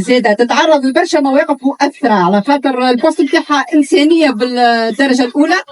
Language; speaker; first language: Arabic; native; Arabic